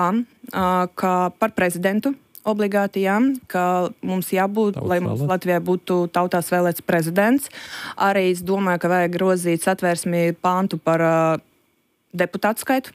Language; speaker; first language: Latvian; non-native, local second language; Russian